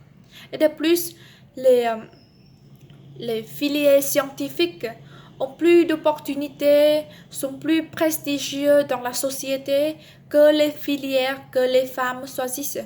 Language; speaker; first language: French; non-native, learner; Vietnamese